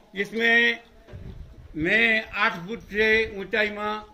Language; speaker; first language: Hindi; non-native, local second language; Gujarati